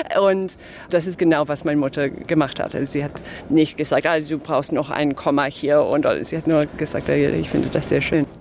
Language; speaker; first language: German; non-native, fluent; English